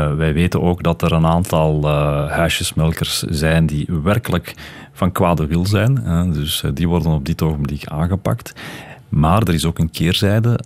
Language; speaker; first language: Dutch; early bilingual, other home language; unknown